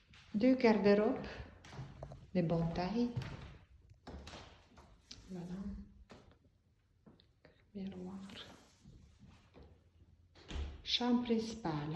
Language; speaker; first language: French; non-native, fluent; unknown